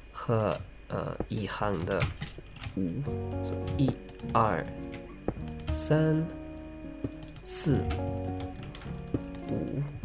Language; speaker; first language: Chinese; early bilingual, heritage; Chinese